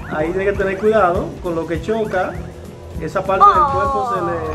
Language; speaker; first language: Spanish; native; Spanish